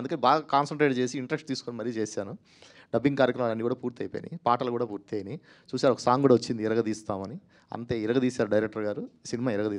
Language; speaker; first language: Telugu; native; Telugu